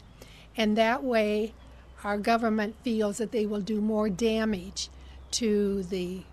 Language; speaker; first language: English; native; English